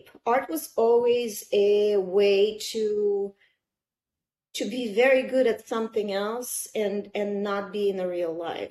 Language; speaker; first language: English; non-native, fluent; Russian